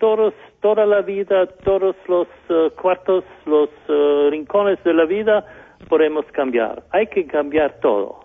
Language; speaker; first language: Spanish; non-native, fluent; German